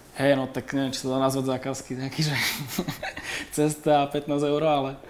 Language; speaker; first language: Slovak; native; Slovak